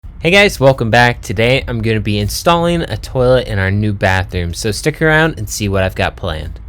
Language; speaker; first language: English; native; English